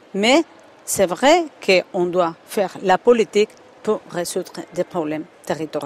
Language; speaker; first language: French; non-native, fluent; Spanish